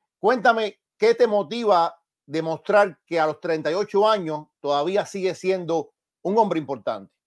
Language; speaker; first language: Spanish; native; Spanish